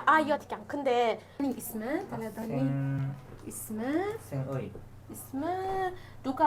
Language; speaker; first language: Korean; non-native, fluent; Uzbek